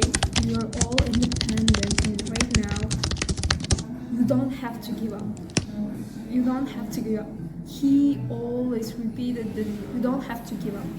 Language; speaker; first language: English; non-native, learner; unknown